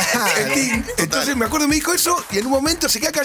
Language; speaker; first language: Spanish; native; Spanish